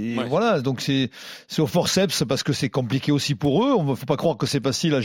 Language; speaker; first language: French; native; French